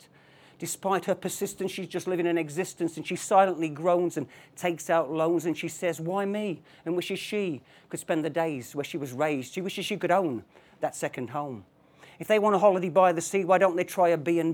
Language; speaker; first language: English; native; English